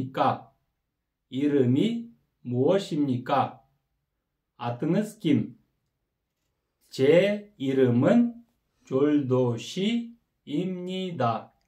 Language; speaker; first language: Korean; non-native, learner; Kyrgyz